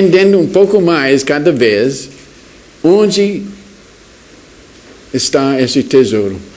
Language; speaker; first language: Portuguese; non-native, fluent; English